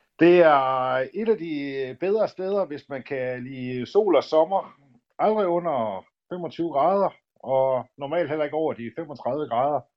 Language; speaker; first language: Danish; native; Danish